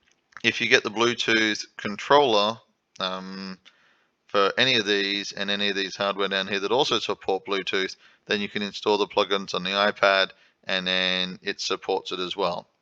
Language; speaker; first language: English; native; English